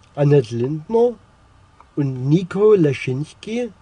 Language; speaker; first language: German; native; German